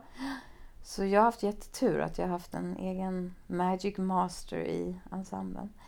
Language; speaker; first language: Swedish; native; Swedish